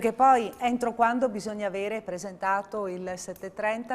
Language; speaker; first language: Italian; native; Italian